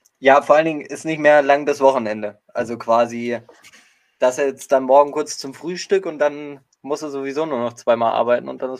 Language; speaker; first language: German; native; German